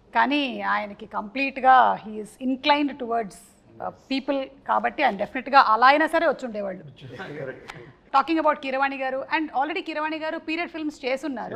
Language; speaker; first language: Telugu; native; Telugu